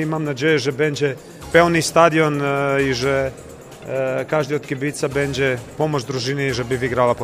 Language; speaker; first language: Polish; non-native, fluent; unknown